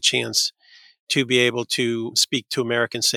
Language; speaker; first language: English; native; English